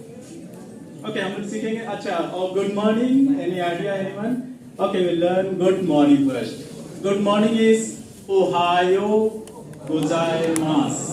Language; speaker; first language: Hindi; native; Hindi